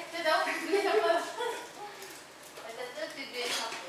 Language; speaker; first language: Malay; native; Malay